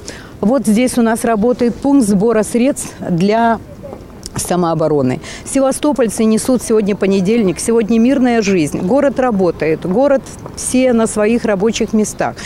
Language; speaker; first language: Russian; native; Russian